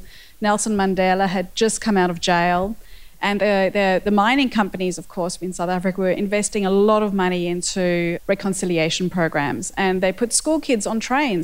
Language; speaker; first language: English; native; English